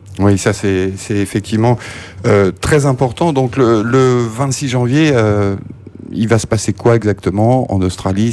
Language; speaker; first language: French; native; French